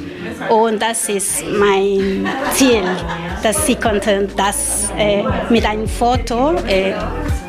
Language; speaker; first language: German; non-native, learner; Spanish